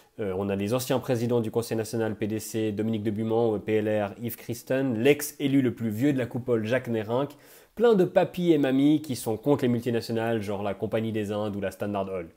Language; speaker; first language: French; native; French